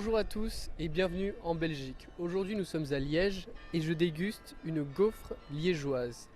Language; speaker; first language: French; native; French